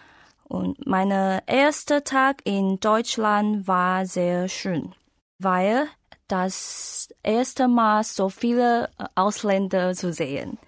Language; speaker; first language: German; non-native, learner; Chinese